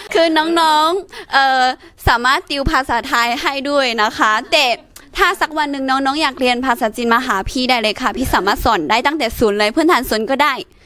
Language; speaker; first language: Thai; non-native, fluent; Chinese